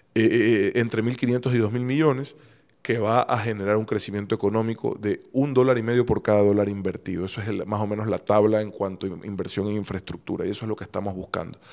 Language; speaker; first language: Spanish; native; Spanish